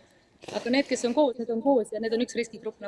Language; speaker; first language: Estonian; native; Estonian